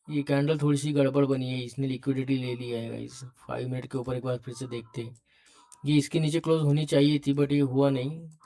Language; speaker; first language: Hindi; non-native, local second language; Marathi